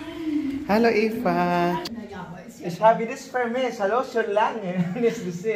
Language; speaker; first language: German; non-native, learner; Filipino